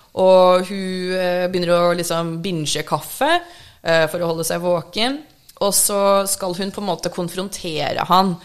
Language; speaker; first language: Norwegian; early bilingual, other home language; English